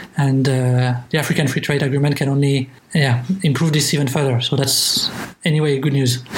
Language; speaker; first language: English; non-native, fluent; French